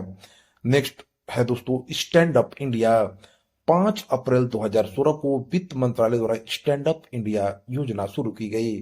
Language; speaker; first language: Hindi; native; Hindi